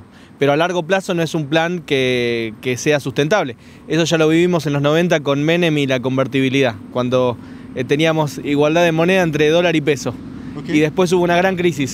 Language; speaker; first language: Spanish; native; Spanish